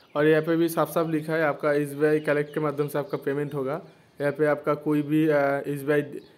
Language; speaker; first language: Hindi; non-native, local second language; Bangla